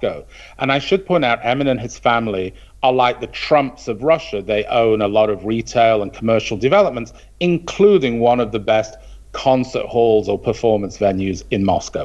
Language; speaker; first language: English; native; English